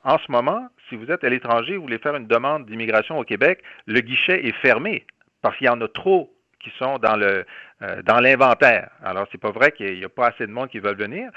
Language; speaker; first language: French; native; French